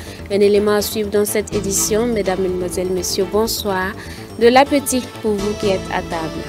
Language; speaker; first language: French; non-native, local second language; Mossi